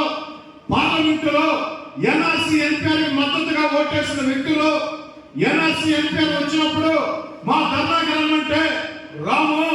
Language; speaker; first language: Telugu; native; Telugu